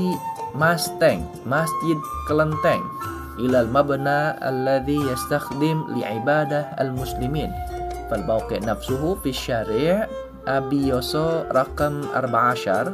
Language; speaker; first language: Arabic; non-native, fluent; Indonesian